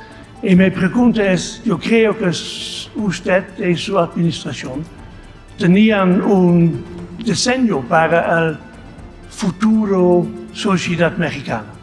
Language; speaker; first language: Spanish; non-native, fluent; Dutch